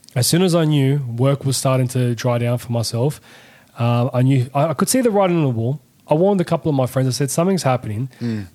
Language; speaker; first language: English; native; English